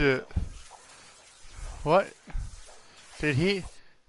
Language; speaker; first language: English; native; English